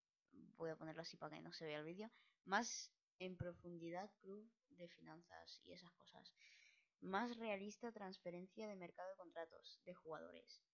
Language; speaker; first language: Spanish; native; Spanish